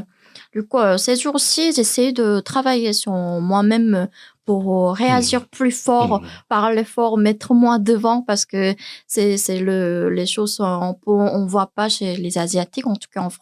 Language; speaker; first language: French; non-native, learner; Korean